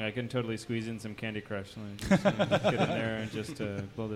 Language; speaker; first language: English; native; English